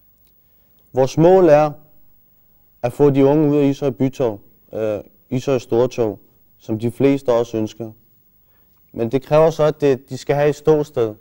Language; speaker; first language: Danish; early bilingual, other home language; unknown